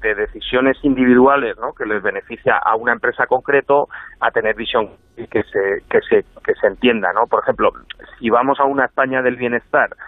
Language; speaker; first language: Spanish; native; Spanish